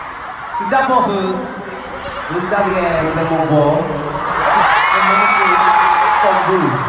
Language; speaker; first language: French; non-native, learner; Korean